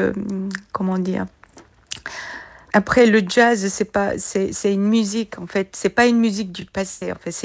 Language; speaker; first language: French; non-native, fluent; Korean